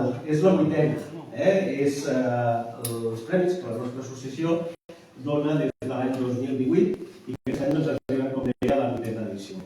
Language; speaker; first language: Catalan; native; Catalan